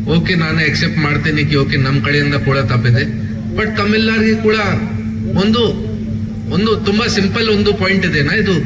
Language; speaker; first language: Kannada; non-native, local second language; Hindi